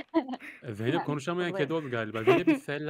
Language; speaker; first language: Turkish; native; Turkish